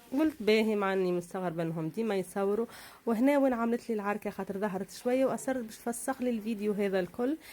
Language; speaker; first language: Arabic; native; Arabic